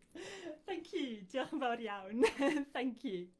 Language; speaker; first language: Welsh; non-native, fluent; English